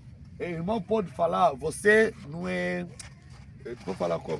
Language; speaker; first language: Portuguese; non-native, learner; Lingala